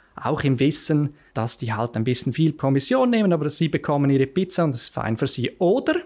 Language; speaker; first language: German; native; German